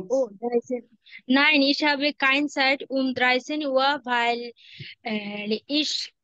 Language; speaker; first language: German; non-native, learner; Bangla